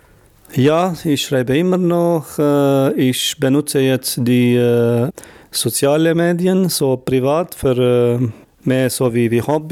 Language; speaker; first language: German; non-native, fluent; Albanian